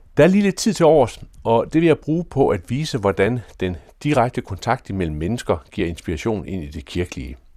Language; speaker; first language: Danish; native; Danish